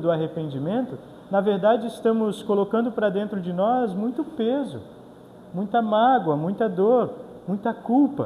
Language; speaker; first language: Portuguese; native; Portuguese